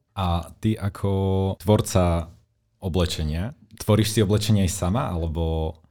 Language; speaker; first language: Slovak; native; Slovak